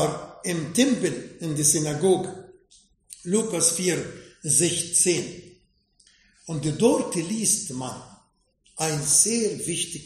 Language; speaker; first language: German; non-native, fluent; Arabic